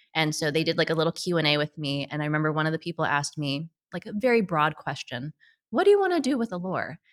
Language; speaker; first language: English; native; English